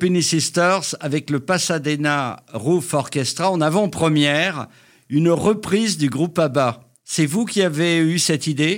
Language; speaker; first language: French; native; French